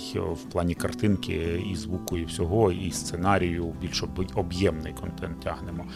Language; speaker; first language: Ukrainian; non-native, local second language; Russian